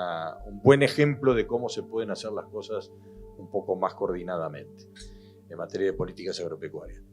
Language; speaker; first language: Spanish; native; Spanish